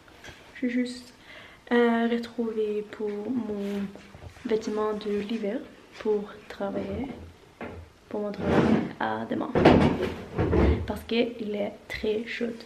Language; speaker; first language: French; non-native, learner; Russian